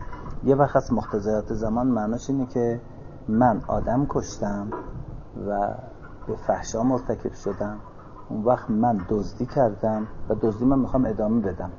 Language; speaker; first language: Persian; native; Persian